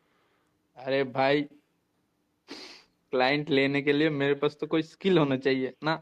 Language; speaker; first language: Hindi; non-native, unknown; Bangla